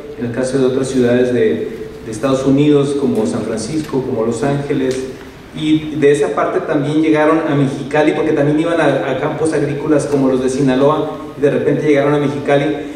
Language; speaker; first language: Spanish; native; Spanish